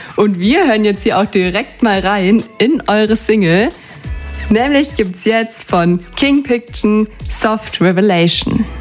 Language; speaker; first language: German; native; German